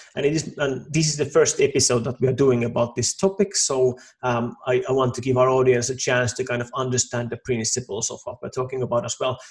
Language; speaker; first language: English; non-native, fluent; Finnish